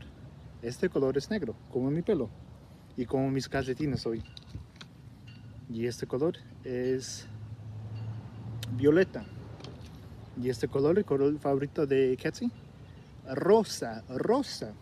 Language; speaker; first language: Spanish; early bilingual, heritage; Spanish